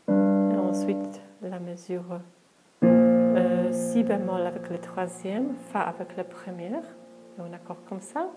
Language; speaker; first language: French; non-native, fluent; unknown